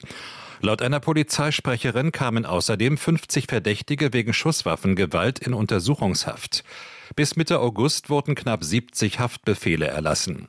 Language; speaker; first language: German; native; German